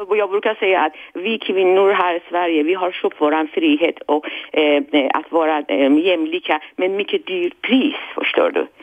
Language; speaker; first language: Swedish; non-native, fluent; Persian